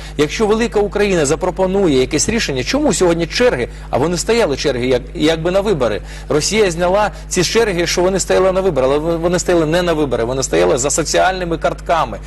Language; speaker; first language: Ukrainian; non-native, local second language; Russian